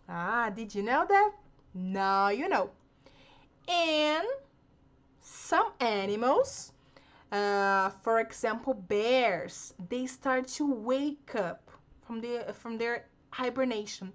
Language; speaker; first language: English; non-native, fluent; Portuguese